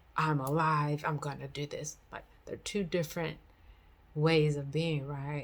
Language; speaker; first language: English; native; English